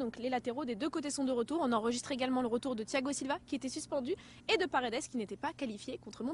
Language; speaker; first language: French; native; French